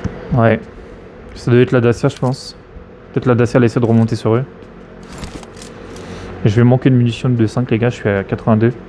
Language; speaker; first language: French; native; French